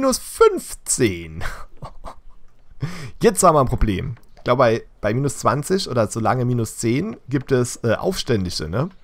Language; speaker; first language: German; native; German